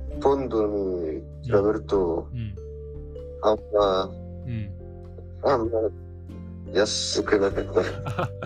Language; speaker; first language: Japanese; non-native, learner; Arabic